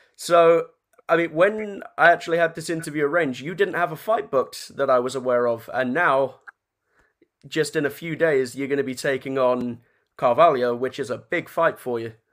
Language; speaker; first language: English; native; English